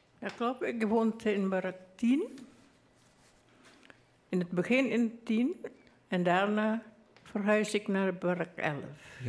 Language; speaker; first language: Dutch; early bilingual, other home language; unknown